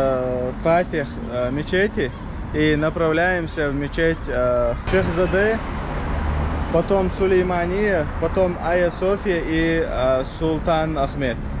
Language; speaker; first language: Russian; non-native, local second language; Chechen